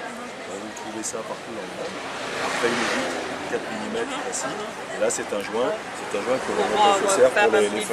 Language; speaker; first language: French; native; French